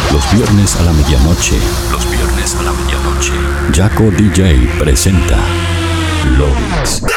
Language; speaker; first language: Spanish; native; Spanish